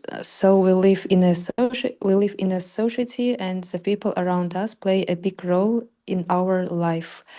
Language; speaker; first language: English; non-native, learner; Russian